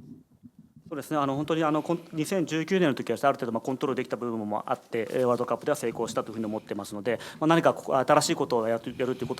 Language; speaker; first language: Japanese; native; Japanese